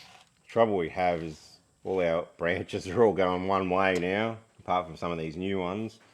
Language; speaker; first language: English; native; English